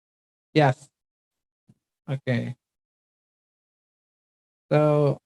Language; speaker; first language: English; non-native, fluent; Indonesian